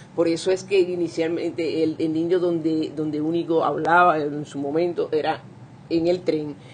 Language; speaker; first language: Spanish; native; Spanish